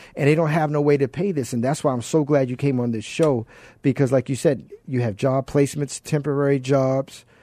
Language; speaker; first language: English; native; English